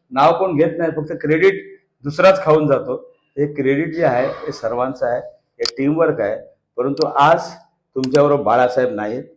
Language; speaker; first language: Marathi; native; Marathi